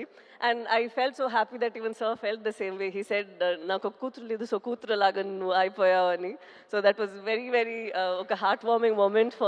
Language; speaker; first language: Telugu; non-native, fluent; Tamil